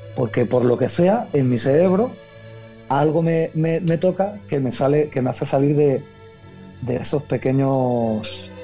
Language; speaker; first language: Spanish; native; Spanish